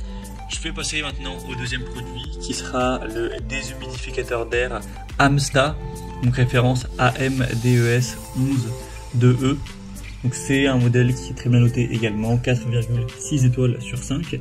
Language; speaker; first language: French; native; French